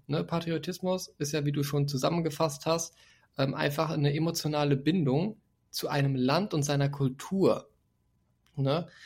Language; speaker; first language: German; native; German